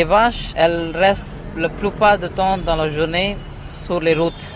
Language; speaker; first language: French; non-native, fluent; Tamil